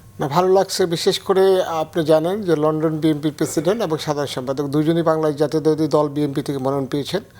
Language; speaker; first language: Bangla; native; Bangla